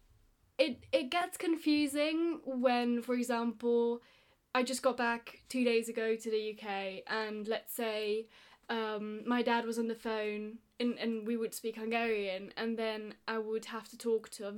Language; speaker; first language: English; non-native, fluent; Italian